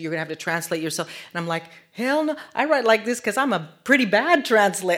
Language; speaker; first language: English; early bilingual, other home language; Spanish